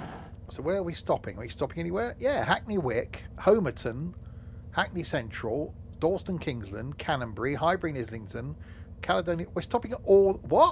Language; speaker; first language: English; native; English